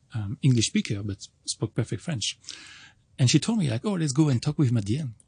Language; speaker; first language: English; non-native, fluent; French